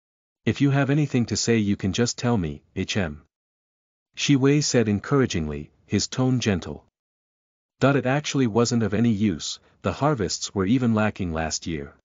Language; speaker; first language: English; native; English